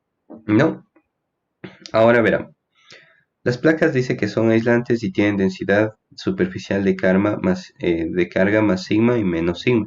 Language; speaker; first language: Spanish; native; Spanish